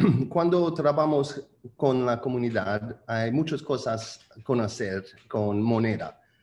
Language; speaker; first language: Spanish; non-native, learner; English